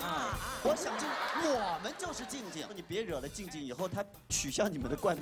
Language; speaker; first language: Chinese; native; Chinese